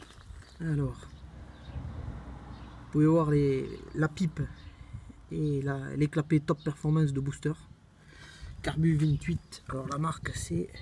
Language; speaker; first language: French; native; French